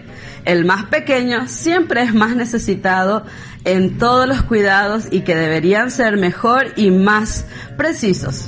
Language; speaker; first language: Spanish; native; Spanish